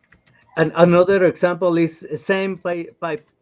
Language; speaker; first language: English; non-native, learner; Spanish